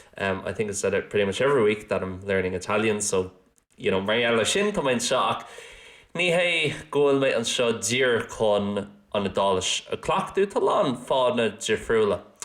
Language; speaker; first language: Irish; non-native, local second language; English